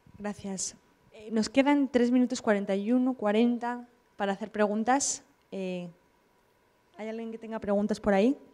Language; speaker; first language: Spanish; native; Spanish